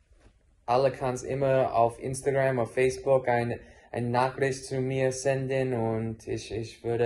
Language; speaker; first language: German; non-native, learner; English